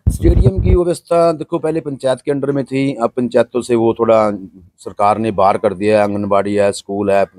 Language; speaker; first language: Hindi; native; Hindi